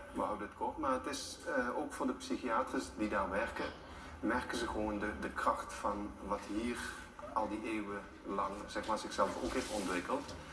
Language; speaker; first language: Dutch; native; Dutch